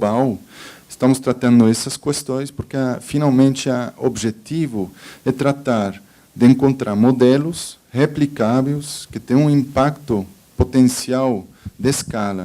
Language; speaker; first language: Portuguese; non-native, fluent; Spanish